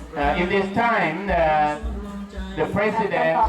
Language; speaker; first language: English; non-native, learner; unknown